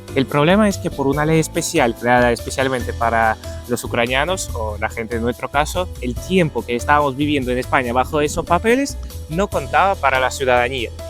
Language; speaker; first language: Spanish; non-native, fluent; Ukrainian